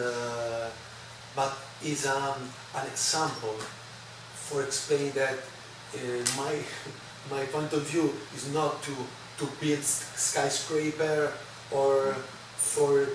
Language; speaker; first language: English; non-native, learner; Italian